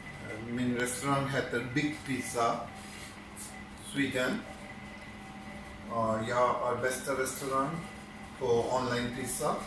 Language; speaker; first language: Swedish; non-native, local second language; Punjabi